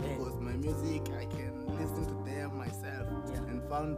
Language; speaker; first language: English; non-native, local second language; Venda